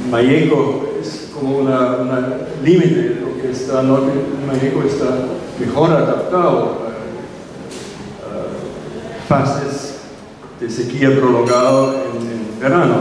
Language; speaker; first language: Spanish; non-native, fluent; German